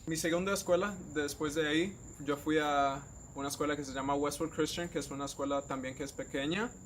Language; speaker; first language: Spanish; native; Spanish